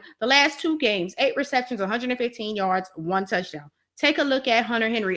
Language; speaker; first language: English; native; English